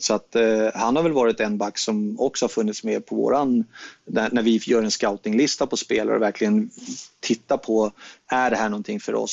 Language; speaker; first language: Swedish; native; Swedish